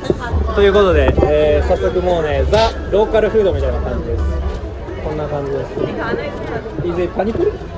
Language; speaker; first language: Japanese; native; Japanese